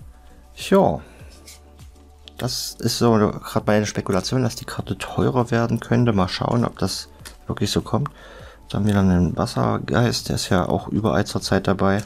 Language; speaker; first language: German; native; German